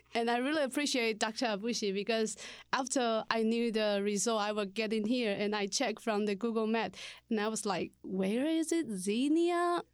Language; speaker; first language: English; non-native, learner; Chinese